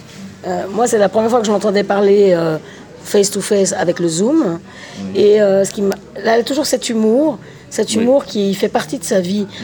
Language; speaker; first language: French; native; French